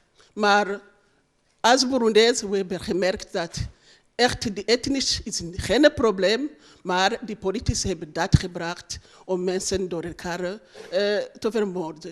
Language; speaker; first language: Dutch; non-native, learner; Rundi